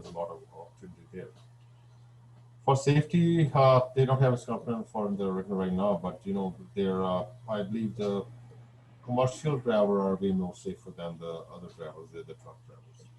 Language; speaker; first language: English; non-native, fluent; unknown